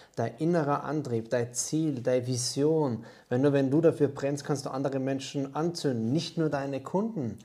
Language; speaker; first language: German; native; German